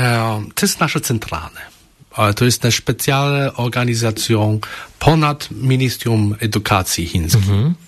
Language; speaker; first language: Polish; non-native, learner; Chinese